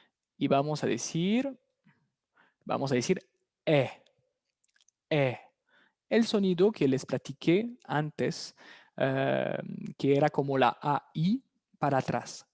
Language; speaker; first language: Spanish; non-native, fluent; French